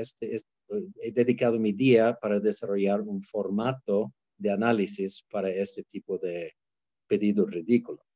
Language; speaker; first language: Spanish; non-native, fluent; English